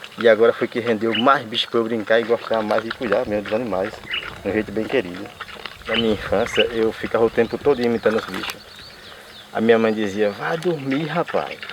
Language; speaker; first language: Portuguese; native; Portuguese